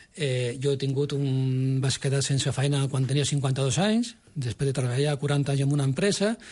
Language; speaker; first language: Catalan; non-native, local second language; Spanish